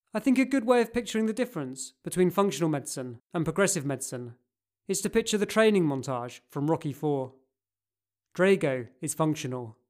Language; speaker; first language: English; native; English